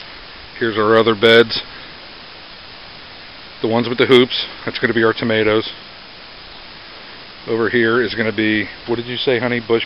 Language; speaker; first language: English; native; English